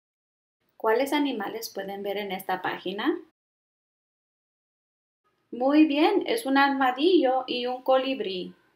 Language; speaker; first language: Spanish; early bilingual, heritage; Spanish